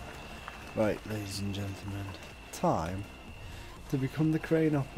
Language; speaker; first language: English; native; English